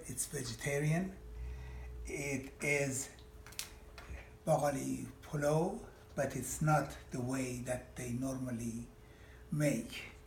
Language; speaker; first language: English; non-native, fluent; Persian